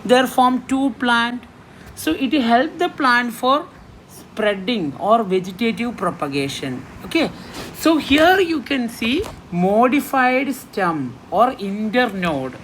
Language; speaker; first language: English; non-native, local second language; Malayalam